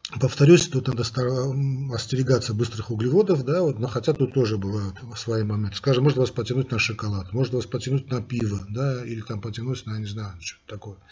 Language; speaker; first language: Russian; non-native, local second language; Armenian